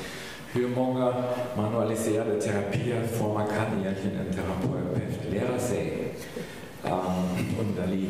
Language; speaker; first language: Swedish; non-native, fluent; German